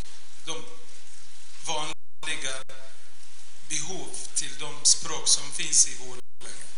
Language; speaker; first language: Swedish; non-native, fluent; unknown